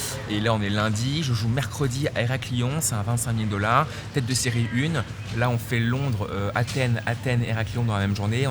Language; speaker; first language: French; native; French